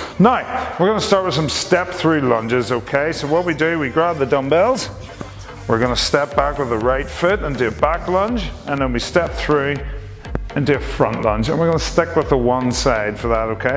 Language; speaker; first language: English; native; English